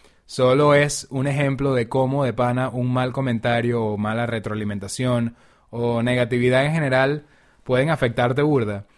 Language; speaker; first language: Spanish; native; Spanish